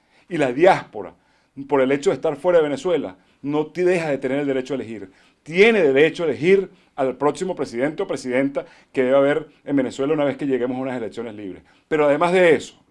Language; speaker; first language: Spanish; native; Spanish